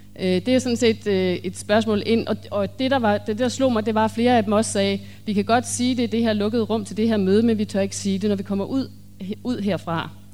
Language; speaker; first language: Danish; native; Danish